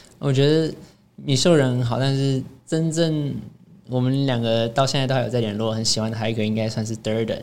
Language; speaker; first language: Chinese; native; Chinese